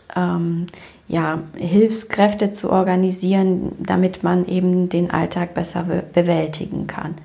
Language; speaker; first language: German; early bilingual, other home language; Romanian